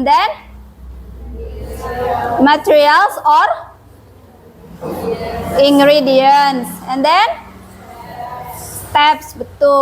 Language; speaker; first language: English; non-native, fluent; Indonesian